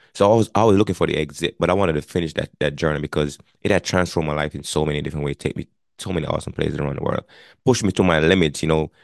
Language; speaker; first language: English; non-native, local second language; Jamaican Creole English